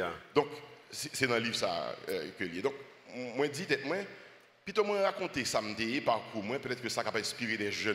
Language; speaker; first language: French; non-native, local second language; Haitian Creole